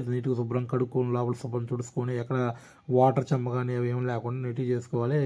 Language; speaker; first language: Telugu; non-native, local second language; Urdu